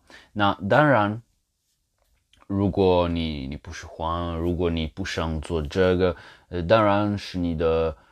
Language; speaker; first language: Chinese; non-native, learner; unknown